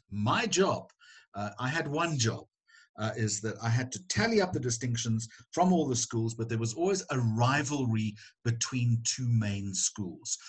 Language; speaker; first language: English; native; English